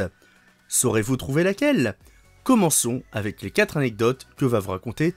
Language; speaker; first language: French; native; French